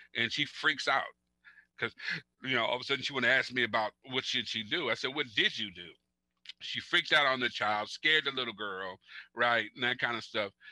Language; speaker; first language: English; native; English